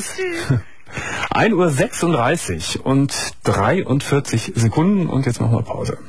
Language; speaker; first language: German; native; German